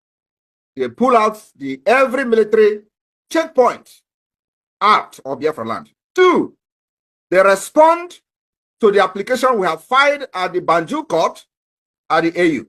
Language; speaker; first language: English; non-native, local second language; Igbo